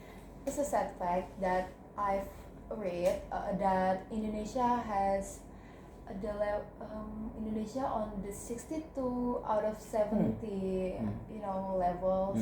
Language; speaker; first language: English; non-native, learner; Indonesian